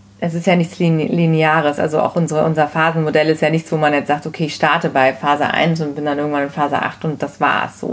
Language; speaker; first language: German; native; German